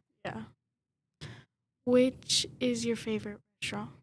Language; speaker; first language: English; non-native, learner; Spanish